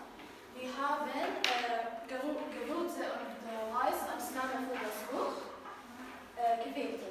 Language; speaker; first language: German; non-native, learner; Arabic